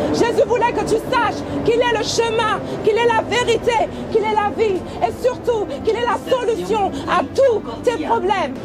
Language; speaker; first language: French; native; French